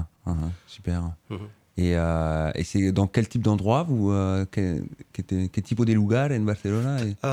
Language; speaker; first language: French; native; French